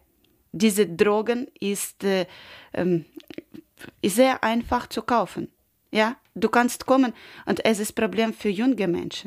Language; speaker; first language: German; non-native, learner; Ukrainian